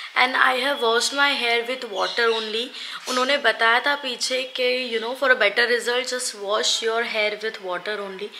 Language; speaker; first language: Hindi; non-native, local second language; Gujarati